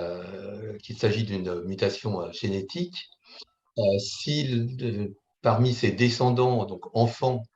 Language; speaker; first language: French; native; French